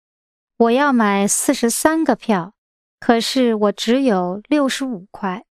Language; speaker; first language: Chinese; non-native, learner; English